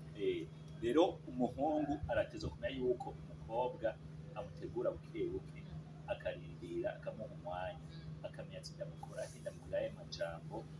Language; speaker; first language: Rundi; native; Rundi